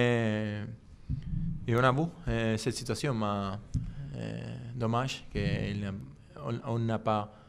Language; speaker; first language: French; non-native, learner; Spanish